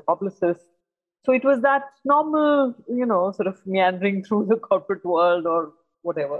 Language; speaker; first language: English; non-native, local second language; Hindi